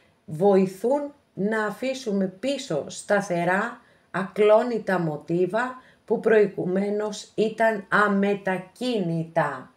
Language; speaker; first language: Greek; native; Greek